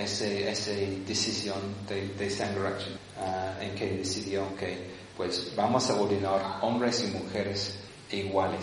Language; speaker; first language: Spanish; non-native, fluent; English